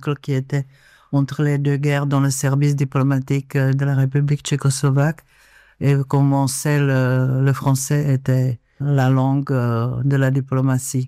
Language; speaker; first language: French; non-native, fluent; Czech